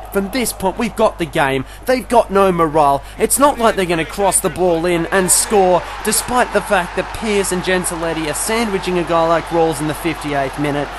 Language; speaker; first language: English; native; English